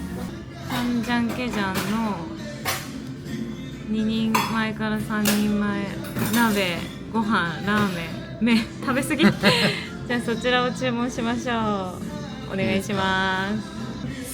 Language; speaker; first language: Japanese; native; Japanese